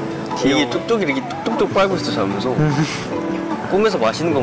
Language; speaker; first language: Korean; native; Korean